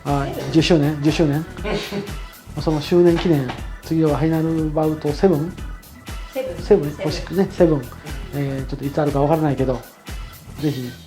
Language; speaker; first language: Japanese; native; Japanese